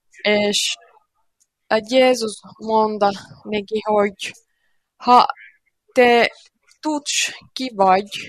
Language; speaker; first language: Hungarian; non-native, learner; Finnish